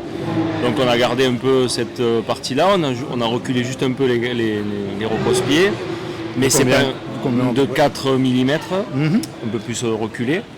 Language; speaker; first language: French; native; French